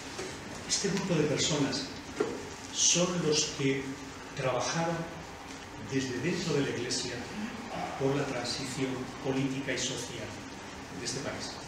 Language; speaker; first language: Spanish; native; Spanish